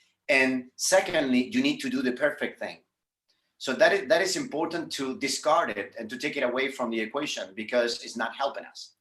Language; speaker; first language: English; non-native, fluent; Spanish